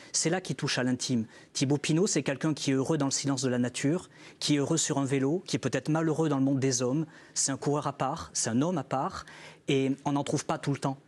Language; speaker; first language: French; native; French